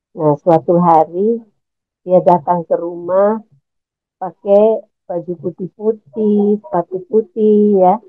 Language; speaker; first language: Indonesian; native; Indonesian